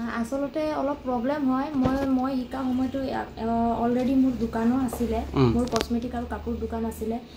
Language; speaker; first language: Assamese; non-native, local second language; Nepali